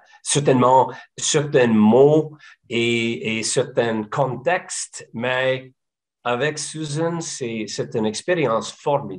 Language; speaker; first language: French; non-native, local second language; English